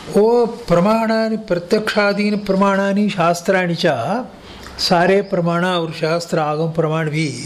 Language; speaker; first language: Hindi; non-native, local second language; Kannada